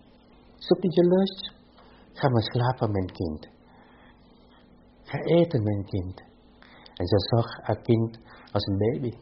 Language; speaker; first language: Dutch; non-native, fluent; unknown